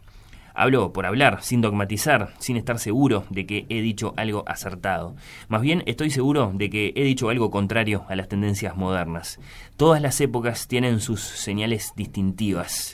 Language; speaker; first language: Spanish; native; Spanish